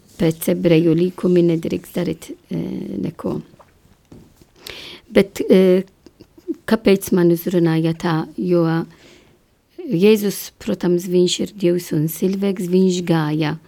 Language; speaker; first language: Latvian; non-native, learner; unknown